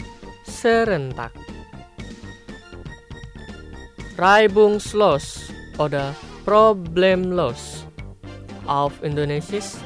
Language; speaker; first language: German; non-native, fluent; Indonesian